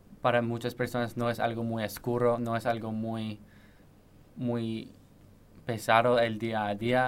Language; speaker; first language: Spanish; non-native, fluent; English